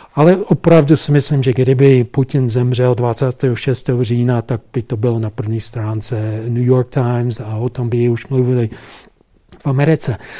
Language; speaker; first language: Czech; non-native, fluent; English